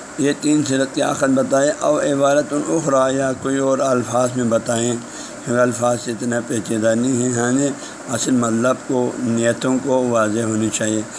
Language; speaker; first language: Urdu; non-native, local second language; Balti